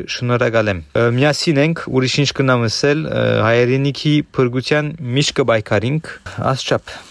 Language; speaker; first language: Armenian; early bilingual, heritage; Armenian